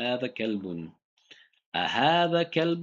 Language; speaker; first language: Arabic; non-native, fluent; English